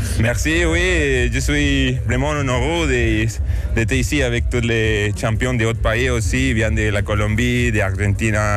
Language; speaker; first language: French; non-native, learner; Spanish